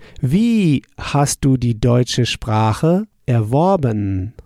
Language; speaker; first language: German; non-native, fluent; English